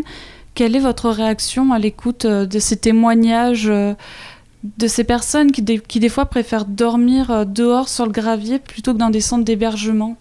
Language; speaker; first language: French; native; French